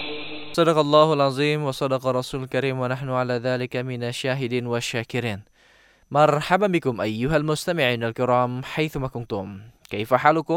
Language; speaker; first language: Arabic; non-native, fluent; Indonesian